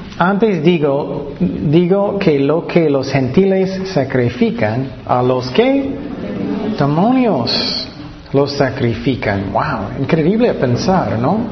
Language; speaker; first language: Spanish; non-native, fluent; English